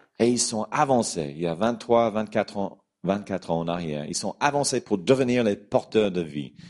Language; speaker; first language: French; non-native, fluent; English